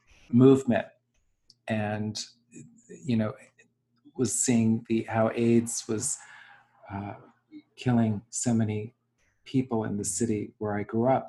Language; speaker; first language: English; native; English